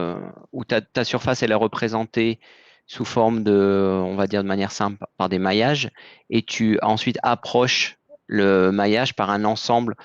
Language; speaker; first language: French; native; French